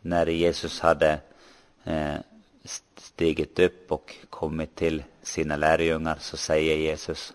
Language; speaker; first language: Swedish; non-native, local second language; Finnish